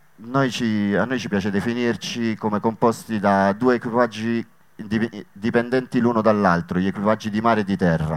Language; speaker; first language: Italian; native; Italian